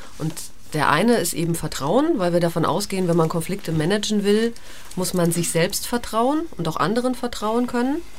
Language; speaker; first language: German; native; German